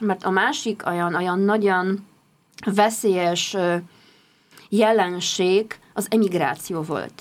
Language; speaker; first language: Hungarian; non-native, fluent; Polish